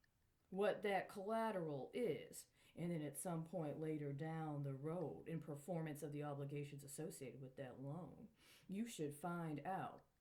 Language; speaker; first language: English; native; English